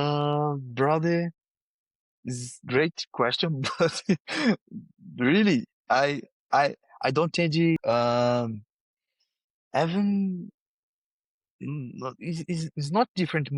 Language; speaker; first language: English; non-native, learner; Portuguese